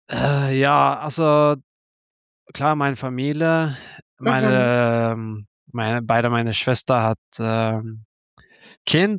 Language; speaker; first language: German; non-native, learner; Norwegian